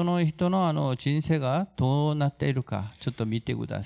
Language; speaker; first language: Japanese; non-native, fluent; Korean